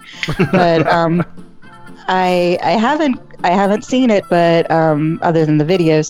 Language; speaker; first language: English; native; English